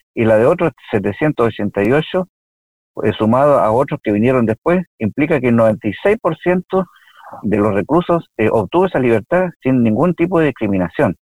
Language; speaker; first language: Spanish; native; Spanish